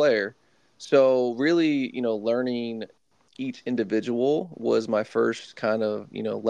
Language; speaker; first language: English; native; English